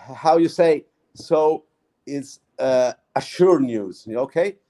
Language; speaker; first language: English; non-native, fluent; Italian